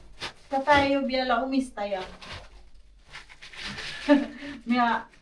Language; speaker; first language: Finnish; non-native, learner; Filipino